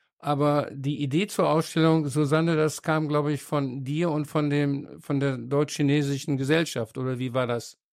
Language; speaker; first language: German; native; German